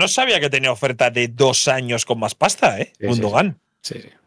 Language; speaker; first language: Spanish; native; Spanish